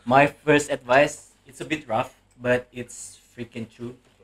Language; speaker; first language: English; non-native, local second language; Malay